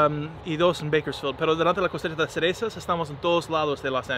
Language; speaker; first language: Spanish; non-native, learner; English